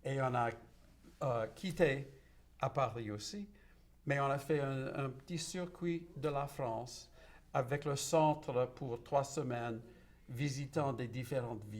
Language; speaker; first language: French; non-native, local second language; English